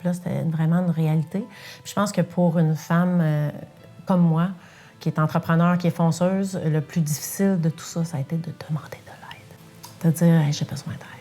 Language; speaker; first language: French; non-native, local second language; English